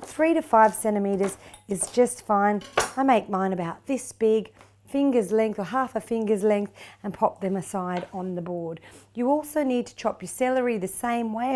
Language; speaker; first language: English; native; English